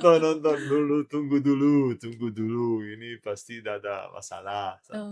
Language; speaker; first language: Indonesian; non-native, learner; Italian